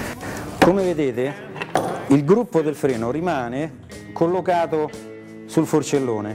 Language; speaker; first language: Italian; native; Italian